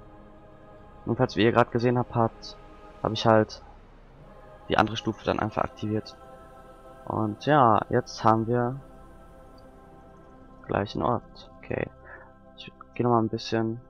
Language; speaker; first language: German; native; German